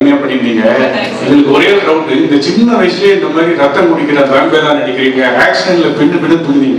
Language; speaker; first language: Tamil; native; Tamil